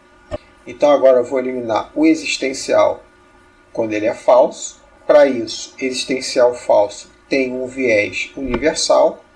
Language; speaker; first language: Portuguese; native; Portuguese